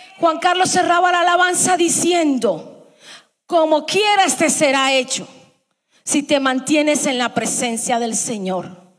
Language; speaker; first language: Spanish; early bilingual, heritage; Spanish